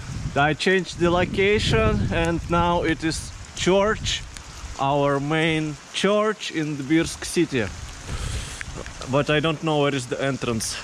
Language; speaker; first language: English; non-native, fluent; Russian